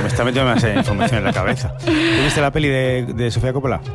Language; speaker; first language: Spanish; native; Spanish